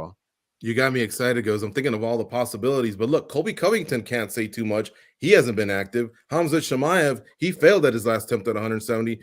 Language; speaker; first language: English; native; English